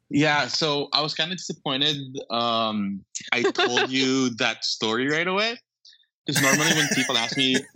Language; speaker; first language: English; non-native, local second language; Filipino